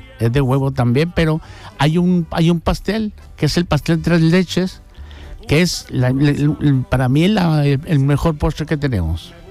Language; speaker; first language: Spanish; native; Spanish